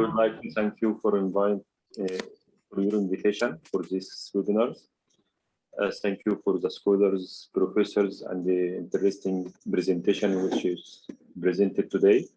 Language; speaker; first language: English; non-native, learner; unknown